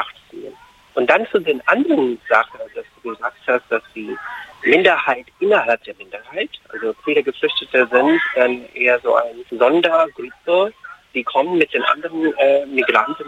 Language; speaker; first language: German; non-native, fluent; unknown